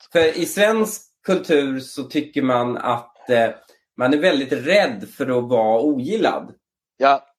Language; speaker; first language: Swedish; early bilingual, other home language; Persian